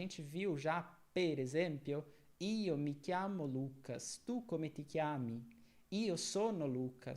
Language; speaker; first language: Italian; non-native, fluent; Portuguese